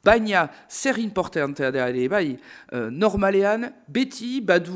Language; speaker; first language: Basque; non-native, local second language; French